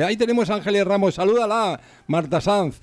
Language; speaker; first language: Spanish; native; Spanish